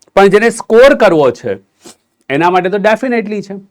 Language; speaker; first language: Hindi; non-native, local second language; Gujarati